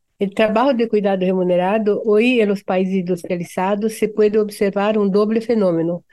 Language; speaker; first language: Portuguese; early bilingual, other home language; Japanese